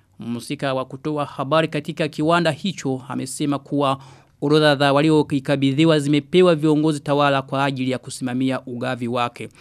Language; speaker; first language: Swahili; non-native, local second language; Rundi